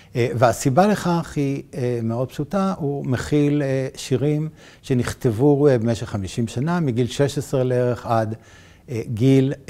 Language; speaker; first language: Hebrew; native; Hebrew